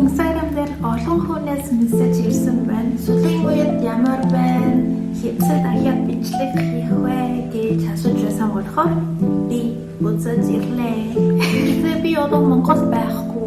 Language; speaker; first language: Mongolian; non-native, learner; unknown